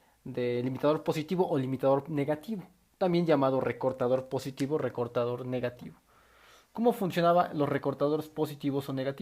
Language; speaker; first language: Spanish; native; Spanish